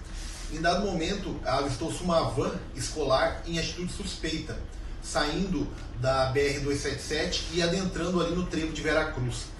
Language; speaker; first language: Portuguese; native; Portuguese